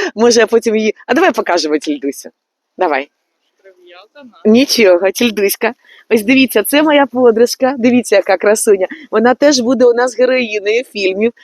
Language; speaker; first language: Ukrainian; native; Ukrainian